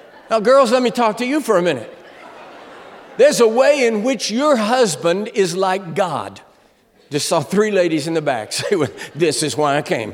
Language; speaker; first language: English; native; English